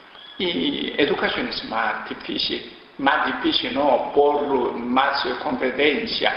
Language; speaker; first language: Spanish; non-native, learner; Korean